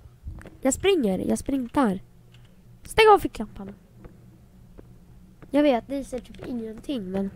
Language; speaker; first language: Swedish; native; Swedish